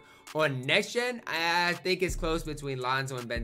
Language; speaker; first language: English; native; English